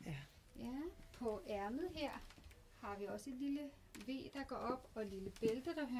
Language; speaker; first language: Danish; native; Danish